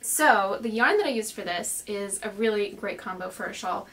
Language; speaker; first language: English; native; English